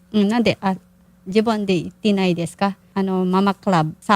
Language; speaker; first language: Japanese; non-native, learner; Filipino